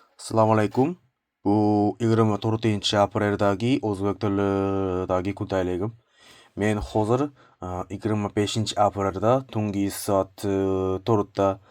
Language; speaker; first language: Uzbek; non-native, learner; Korean